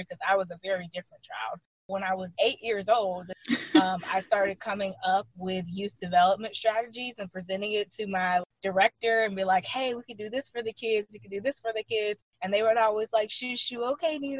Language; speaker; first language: English; native; English